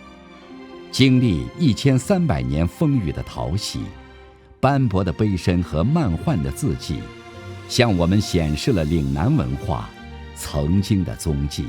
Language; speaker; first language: Chinese; native; Chinese